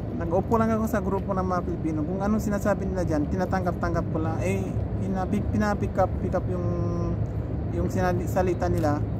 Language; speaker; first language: Filipino; non-native, learner; Persian